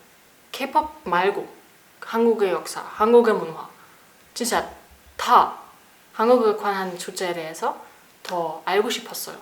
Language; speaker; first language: Korean; non-native, learner; German